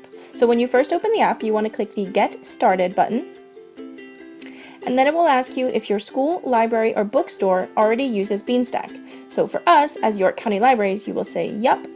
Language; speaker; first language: English; native; English